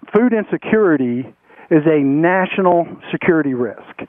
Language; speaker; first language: English; native; English